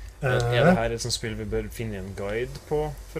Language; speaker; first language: Norwegian; native; Norwegian